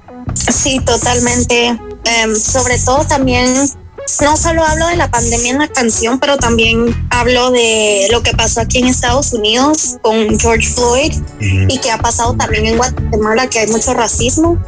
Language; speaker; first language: Spanish; early bilingual, other home language; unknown